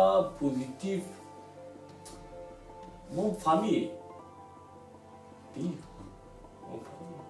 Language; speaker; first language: French; non-native, learner; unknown